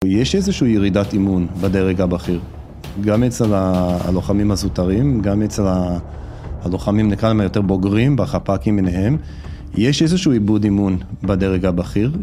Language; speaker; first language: Hebrew; non-native, fluent; English